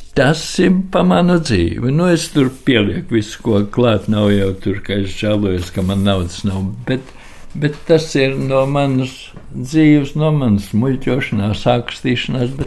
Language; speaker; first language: Latvian; native; Latvian